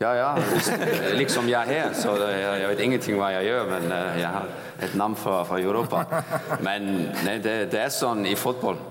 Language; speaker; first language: Danish; non-native, fluent; Icelandic